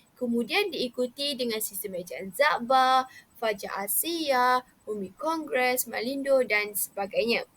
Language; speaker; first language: Malay; native; Malay